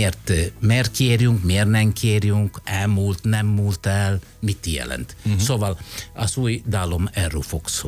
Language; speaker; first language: Hungarian; non-native, fluent; Italian